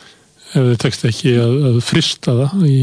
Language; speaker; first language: Icelandic; native; Icelandic